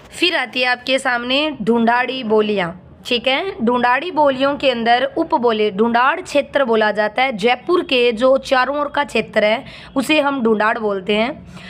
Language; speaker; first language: Hindi; native; Hindi